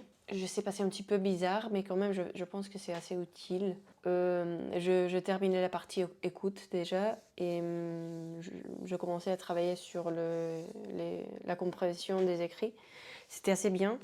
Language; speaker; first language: French; non-native, fluent; Spanish